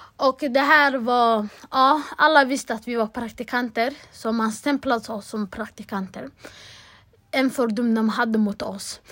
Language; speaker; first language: Swedish; early bilingual, other home language; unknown